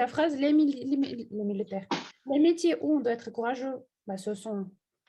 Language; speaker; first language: French; non-native, fluent; Russian